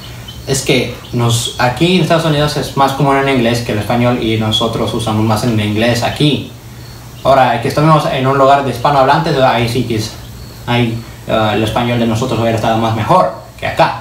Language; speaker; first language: Spanish; early bilingual, heritage; Spanish